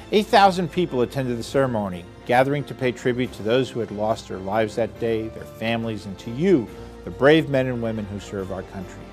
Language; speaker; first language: English; native; English